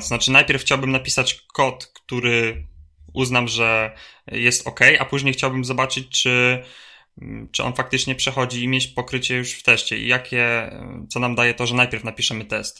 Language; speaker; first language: Polish; native; Polish